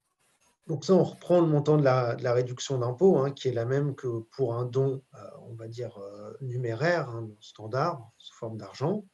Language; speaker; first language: French; native; French